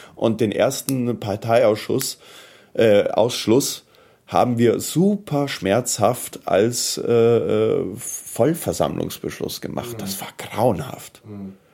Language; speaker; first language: German; early bilingual, heritage; German